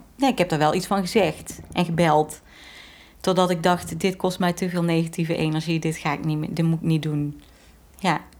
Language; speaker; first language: Dutch; native; Dutch